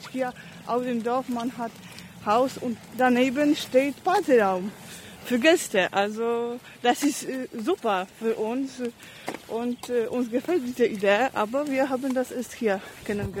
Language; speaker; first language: German; non-native, learner; Polish